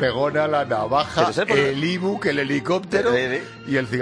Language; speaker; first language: Spanish; native; Spanish